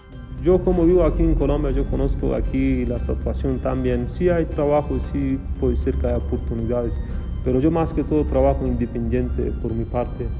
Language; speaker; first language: Spanish; non-native, fluent; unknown